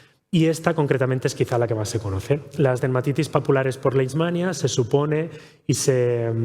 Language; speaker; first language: Spanish; native; Spanish